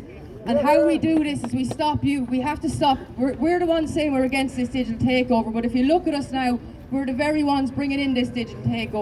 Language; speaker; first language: English; native; English